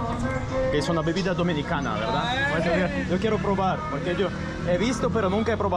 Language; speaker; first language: Spanish; non-native, fluent; Russian